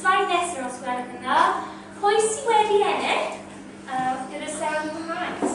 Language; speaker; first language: Welsh; non-native, learner; English